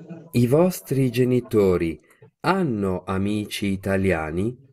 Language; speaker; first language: Italian; non-native, learner; Vietnamese